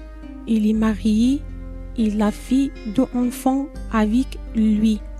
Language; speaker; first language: French; non-native, learner; Arabic